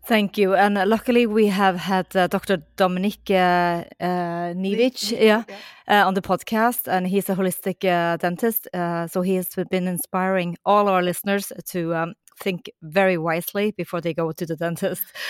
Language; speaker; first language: English; non-native, fluent; Norwegian